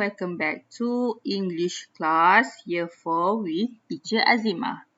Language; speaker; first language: English; non-native, local second language; Malay